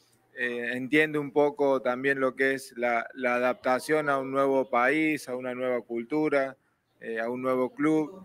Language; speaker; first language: Portuguese; non-native, learner; Spanish